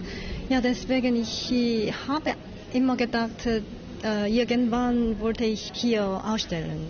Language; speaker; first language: German; non-native, learner; Korean